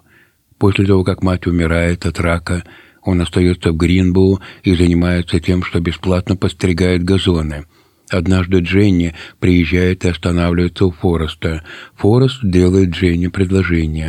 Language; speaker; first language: Russian; native; Russian